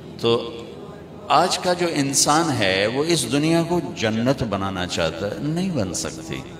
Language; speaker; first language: Urdu; non-native, local second language; Punjabi